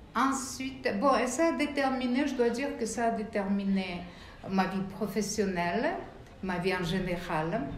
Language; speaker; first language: French; non-native, fluent; Russian